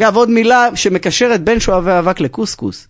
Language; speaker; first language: Hebrew; native; Hebrew